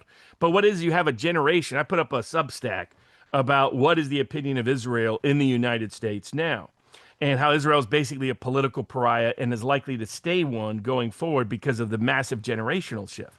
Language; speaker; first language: English; native; English